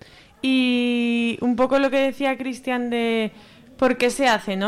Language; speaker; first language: Spanish; native; Spanish